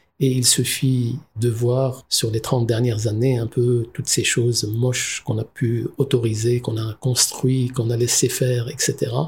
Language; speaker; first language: French; non-native, local second language; Arabic